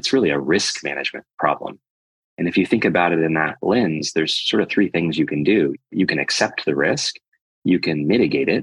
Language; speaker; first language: English; native; English